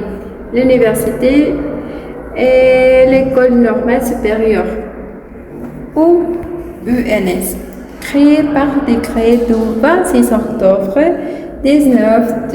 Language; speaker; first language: French; non-native, learner; Spanish